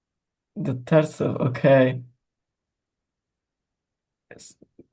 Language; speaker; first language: English; non-native, learner; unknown